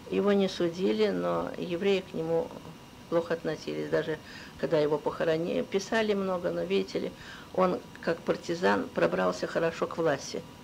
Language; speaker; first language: Russian; native; Russian